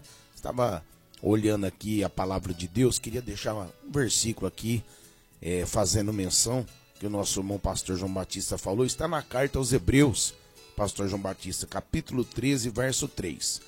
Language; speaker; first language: Portuguese; native; Portuguese